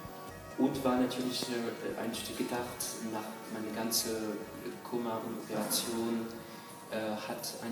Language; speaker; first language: German; non-native, fluent; French